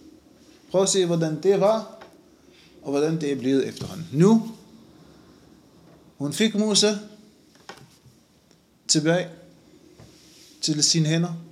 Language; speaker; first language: Danish; non-native, fluent; Arabic